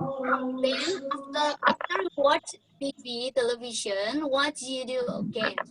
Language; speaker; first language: English; non-native, learner; Indonesian